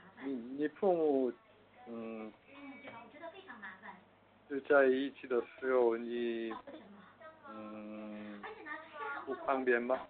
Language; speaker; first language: Chinese; non-native, learner; Korean